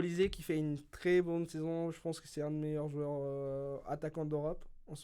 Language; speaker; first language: French; early bilingual, other home language; Spanish